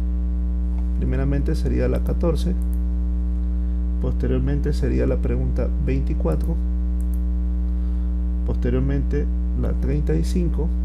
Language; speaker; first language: Spanish; native; Spanish